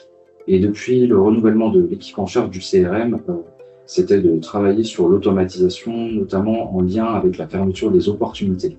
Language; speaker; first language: French; native; French